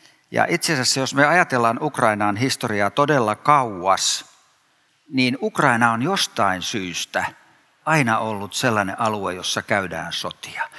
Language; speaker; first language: Finnish; native; Finnish